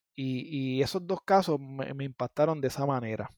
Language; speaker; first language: Spanish; native; Spanish